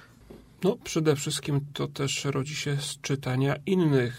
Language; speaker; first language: Polish; native; Polish